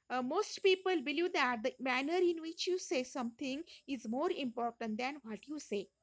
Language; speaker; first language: English; non-native, local second language; Marathi